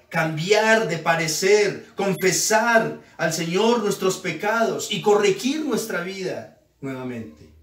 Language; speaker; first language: Spanish; native; Spanish